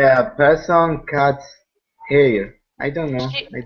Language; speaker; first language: English; non-native, learner; Spanish